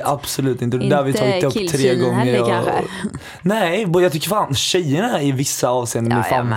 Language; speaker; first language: Swedish; native; Swedish